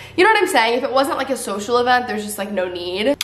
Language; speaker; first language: English; native; English